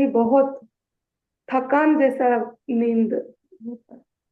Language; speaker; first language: Hindi; non-native, local second language; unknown